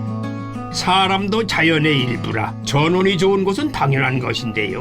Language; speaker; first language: Korean; native; Korean